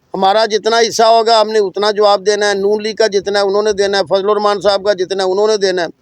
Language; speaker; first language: Urdu; non-native, local second language; Punjabi